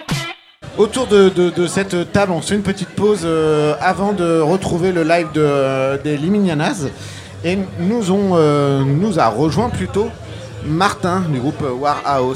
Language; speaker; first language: French; native; French